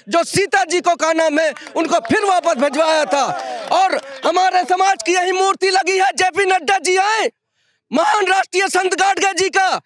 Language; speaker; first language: Hindi; native; Hindi